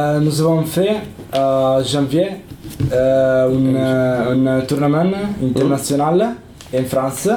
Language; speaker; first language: French; non-native, learner; Italian